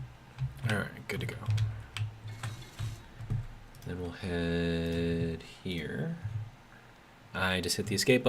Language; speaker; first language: English; native; English